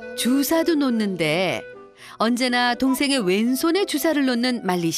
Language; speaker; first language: Korean; native; Korean